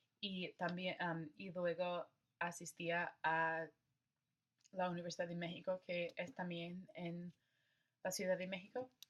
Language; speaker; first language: Spanish; non-native, learner; English